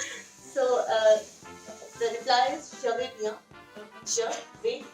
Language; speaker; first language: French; non-native, fluent; Hindi